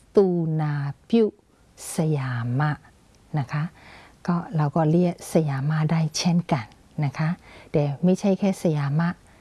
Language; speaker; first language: Thai; non-native, fluent; Burmese